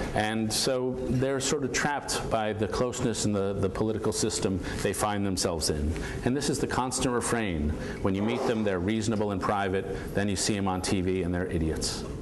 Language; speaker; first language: English; native; English